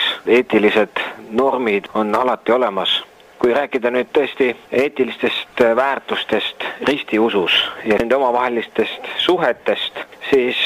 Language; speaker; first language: Estonian; native; Estonian